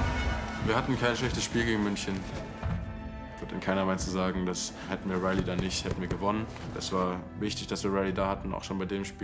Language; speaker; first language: German; native; German